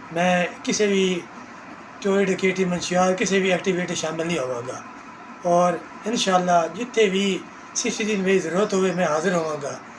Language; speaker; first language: Urdu; non-native, local second language; Punjabi